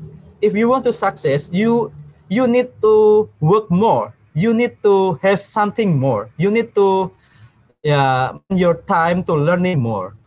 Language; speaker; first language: English; non-native, learner; Indonesian